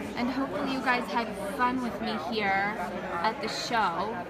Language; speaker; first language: English; native; English